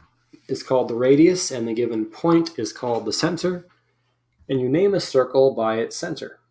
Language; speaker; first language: English; native; English